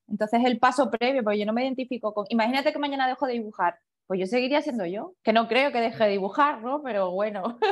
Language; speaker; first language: Spanish; early bilingual, other home language; Chinese